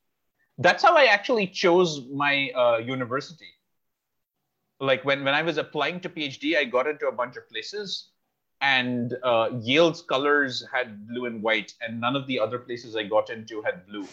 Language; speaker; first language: English; non-native, local second language; Bangla